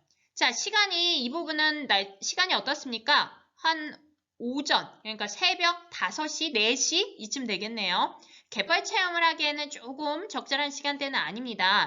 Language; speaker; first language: Korean; native; Korean